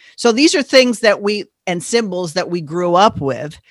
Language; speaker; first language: English; native; English